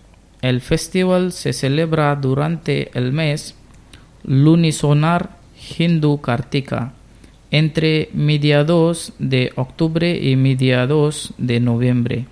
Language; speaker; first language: Spanish; non-native, learner; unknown